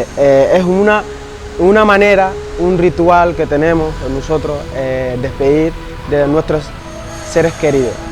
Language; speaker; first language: Spanish; non-native, fluent; Wolof